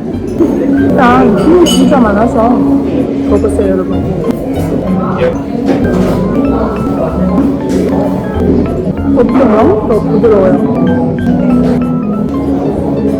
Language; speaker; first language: Korean; non-native, learner; Ukrainian